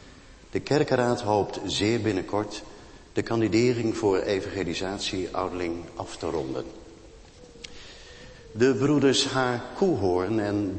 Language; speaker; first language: Dutch; native; Dutch